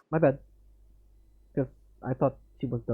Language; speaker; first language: English; native; English